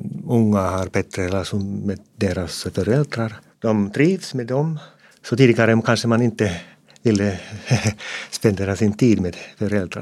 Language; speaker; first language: Swedish; non-native, fluent; Finnish